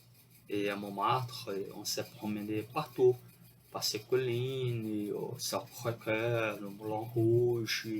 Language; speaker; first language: French; non-native, fluent; Portuguese